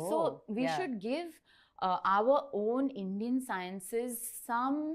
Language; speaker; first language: Telugu; non-native, learner; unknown